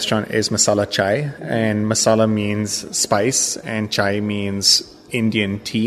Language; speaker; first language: English; non-native, local second language; Bangla